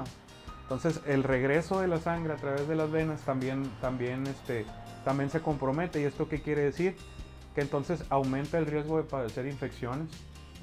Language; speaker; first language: Spanish; native; Spanish